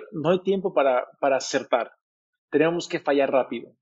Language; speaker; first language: Spanish; native; Spanish